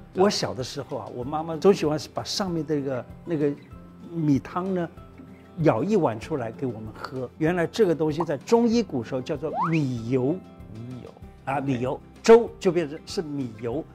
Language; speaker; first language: Chinese; native; Chinese